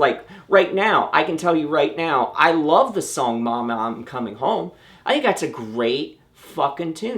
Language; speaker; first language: English; native; English